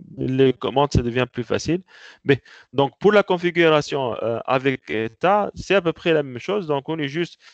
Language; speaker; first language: French; non-native, local second language; Arabic